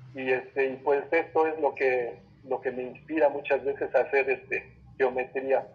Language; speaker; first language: Spanish; native; Spanish